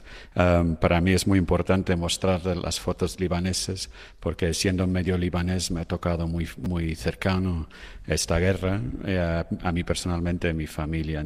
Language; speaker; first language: Spanish; non-native, fluent; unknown